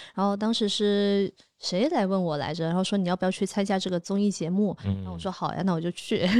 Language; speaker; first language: Chinese; native; Chinese